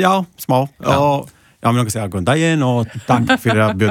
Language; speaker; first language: Icelandic; non-native, learner; Italian